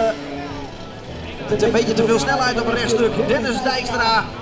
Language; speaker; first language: Dutch; native; Dutch